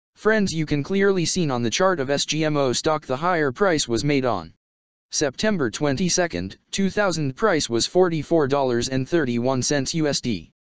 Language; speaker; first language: English; non-native, local second language; Hindi